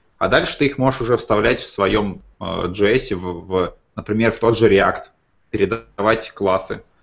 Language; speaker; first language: Russian; native; Russian